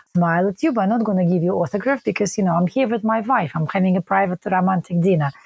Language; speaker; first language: English; non-native, fluent; Russian